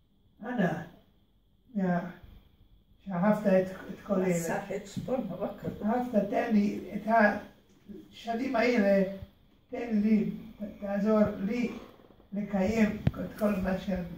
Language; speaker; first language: Hebrew; early bilingual, other home language; Hungarian